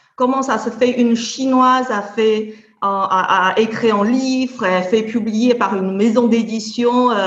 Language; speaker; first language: French; non-native, fluent; Chinese